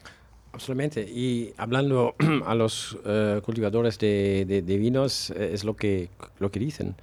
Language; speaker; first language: Spanish; non-native, fluent; German